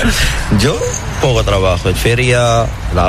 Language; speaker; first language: Spanish; non-native, learner; Arabic